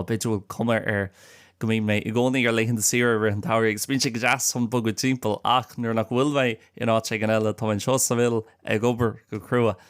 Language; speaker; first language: Irish; non-native, local second language; English